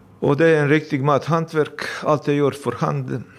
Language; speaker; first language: Swedish; non-native, fluent; Bosnian